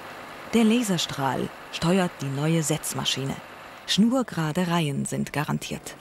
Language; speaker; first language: German; native; German